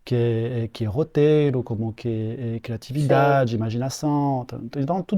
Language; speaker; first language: Portuguese; non-native, fluent; French